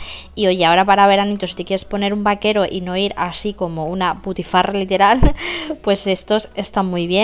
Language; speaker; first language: Spanish; native; Spanish